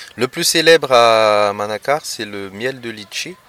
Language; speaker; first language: French; non-native, local second language; Malagasy